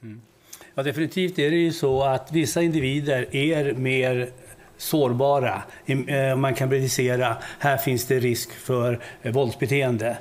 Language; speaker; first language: Swedish; native; Swedish